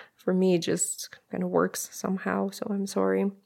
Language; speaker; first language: English; non-native, fluent; Russian